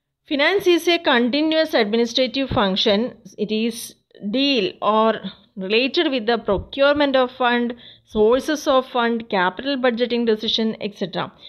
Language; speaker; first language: English; non-native, local second language; Malayalam